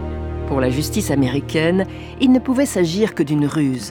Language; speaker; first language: French; native; French